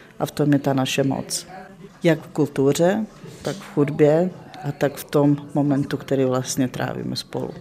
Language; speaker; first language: Czech; non-native, fluent; Bosnian